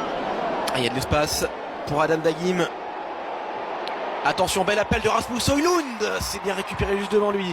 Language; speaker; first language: French; native; French